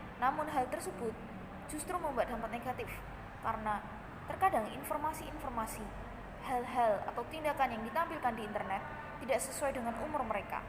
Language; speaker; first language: Indonesian; native; Indonesian